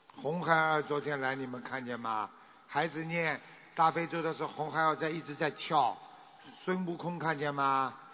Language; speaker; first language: Chinese; native; Chinese